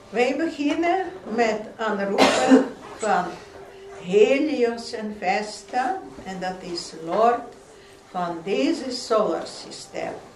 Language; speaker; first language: Dutch; non-native, fluent; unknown